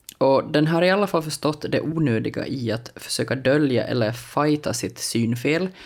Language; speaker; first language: Swedish; native; Swedish